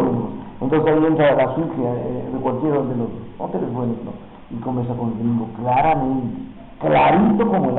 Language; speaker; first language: Spanish; native; Spanish